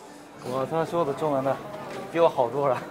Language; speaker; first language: Chinese; non-native, fluent; Japanese